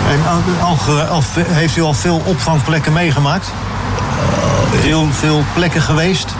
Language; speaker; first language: Dutch; native; Dutch